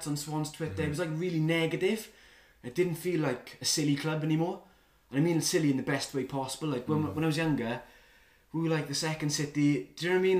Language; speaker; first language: English; native; English